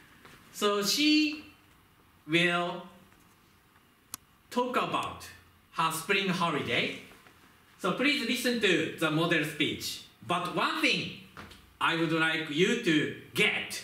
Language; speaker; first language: English; non-native, fluent; Japanese